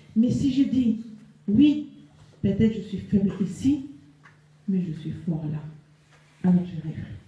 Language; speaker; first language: French; non-native, local second language; Arabic